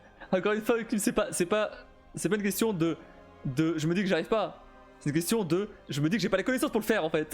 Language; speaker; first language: French; native; French